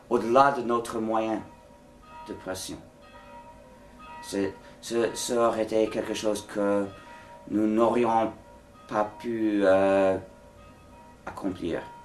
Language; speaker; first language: French; non-native, fluent; English